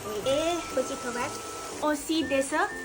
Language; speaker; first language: French; non-native, learner; Thai